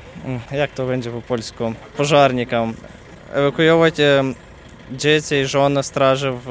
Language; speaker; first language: Polish; non-native, learner; Ukrainian